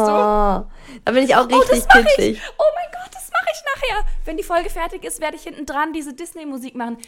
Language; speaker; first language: German; native; German